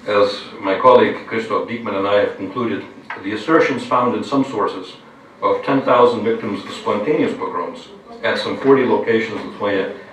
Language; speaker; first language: English; non-native, fluent; Lithuanian